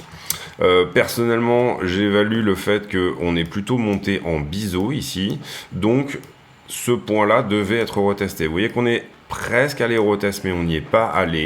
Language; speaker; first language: French; native; French